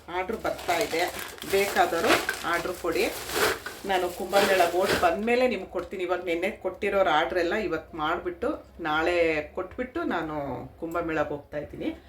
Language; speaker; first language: Kannada; native; Kannada